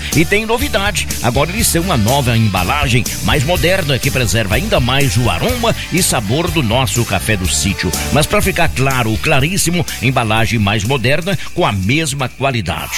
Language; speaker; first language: Portuguese; native; Portuguese